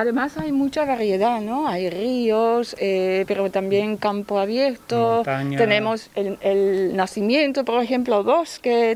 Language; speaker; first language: Spanish; non-native, fluent; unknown